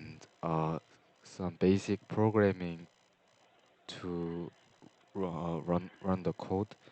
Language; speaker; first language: English; non-native, learner; Korean